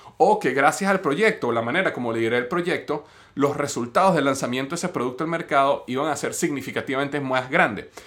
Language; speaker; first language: Spanish; native; Spanish